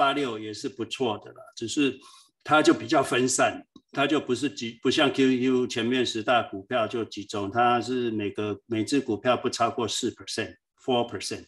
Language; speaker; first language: Chinese; native; Chinese